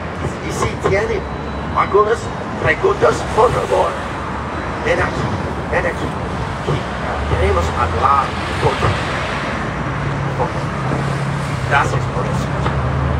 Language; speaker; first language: Spanish; non-native, learner; English